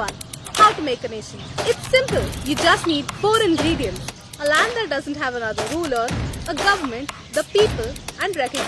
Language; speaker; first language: English; non-native, local second language; Hindi